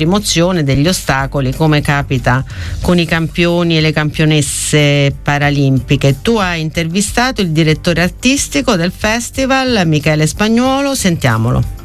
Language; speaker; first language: Italian; native; Italian